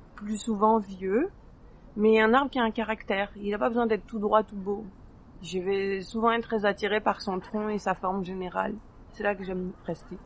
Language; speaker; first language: French; native; French